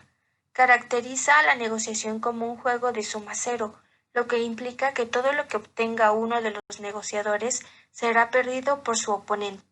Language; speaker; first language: Spanish; native; Spanish